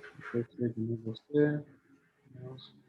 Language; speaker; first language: Spanish; native; Spanish